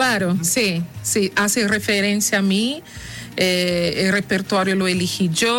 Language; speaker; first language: Spanish; non-native, fluent; Portuguese